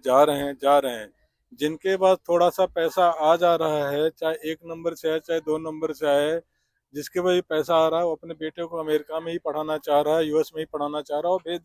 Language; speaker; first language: Hindi; native; Hindi